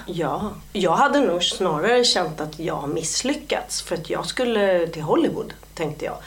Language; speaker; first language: Swedish; early bilingual, other home language; Polish